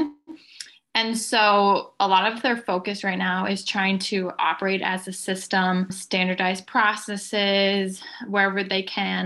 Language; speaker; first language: English; native; English